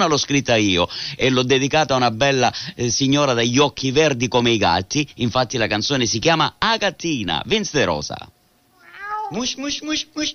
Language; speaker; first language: Italian; early bilingual, heritage; Italian